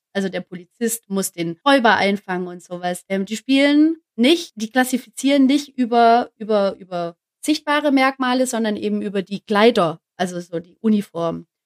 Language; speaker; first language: German; native; German